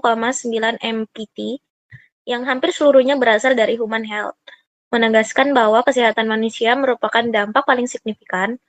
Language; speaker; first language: Indonesian; native; Indonesian